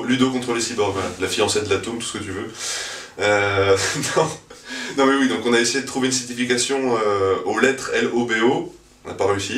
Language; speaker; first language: French; native; French